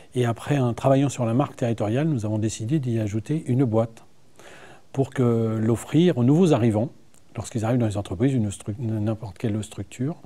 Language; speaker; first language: French; native; French